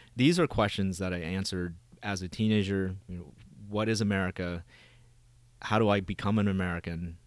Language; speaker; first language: English; early bilingual, other home language; Vietnamese